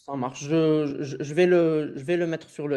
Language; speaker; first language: French; non-native, local second language; Arabic